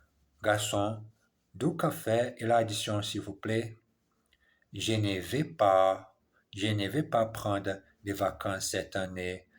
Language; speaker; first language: French; non-native, learner; English